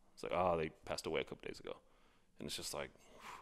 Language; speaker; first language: English; native; English